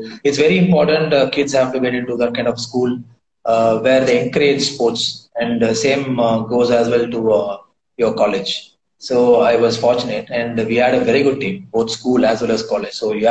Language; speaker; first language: English; non-native, local second language; Tamil